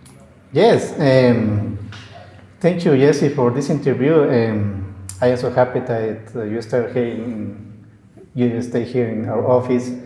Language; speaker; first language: English; non-native, learner; Spanish